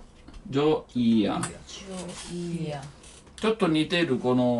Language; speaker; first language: Japanese; non-native, learner; Italian